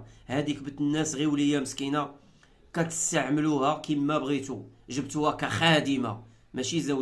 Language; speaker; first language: Arabic; native; Arabic